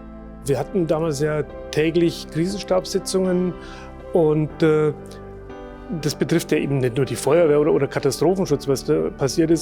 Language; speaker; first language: German; native; German